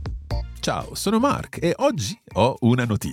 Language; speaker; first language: Italian; non-native, fluent; English